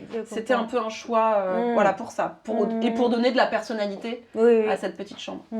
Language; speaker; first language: French; native; French